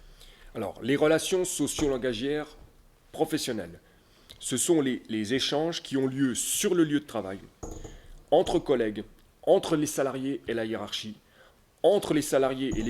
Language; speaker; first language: French; native; French